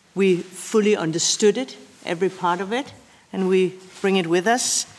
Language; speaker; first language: English; non-native, fluent; Danish